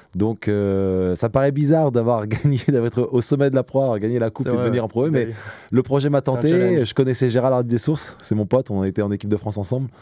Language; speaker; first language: French; native; French